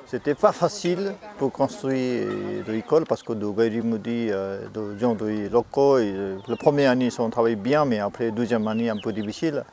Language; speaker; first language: French; non-native, learner; Nepali